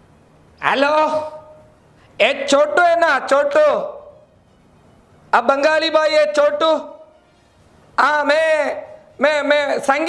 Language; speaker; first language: Hindi; non-native, local second language; Malayalam